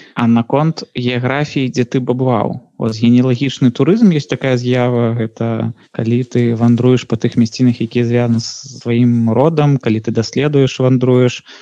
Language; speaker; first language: Belarusian; non-native, local second language; Russian